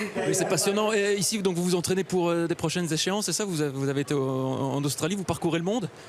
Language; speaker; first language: French; native; French